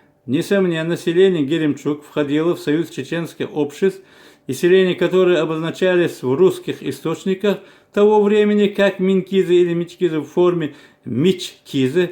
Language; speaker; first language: Russian; non-native, local second language; Chechen